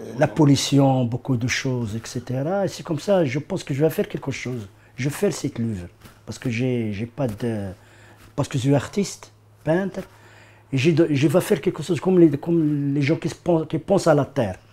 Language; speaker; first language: French; non-native, learner; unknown